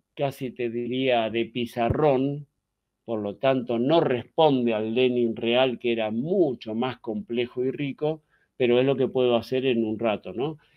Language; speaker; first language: Spanish; native; Spanish